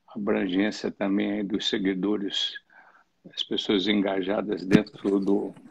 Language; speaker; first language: Portuguese; native; Portuguese